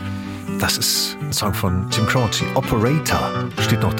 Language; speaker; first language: German; native; German